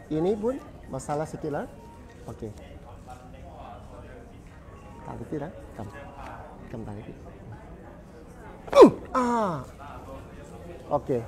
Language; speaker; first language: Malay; non-native, local second language; Cantonese